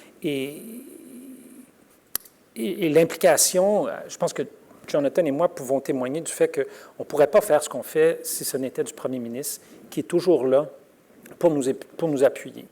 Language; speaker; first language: French; native; French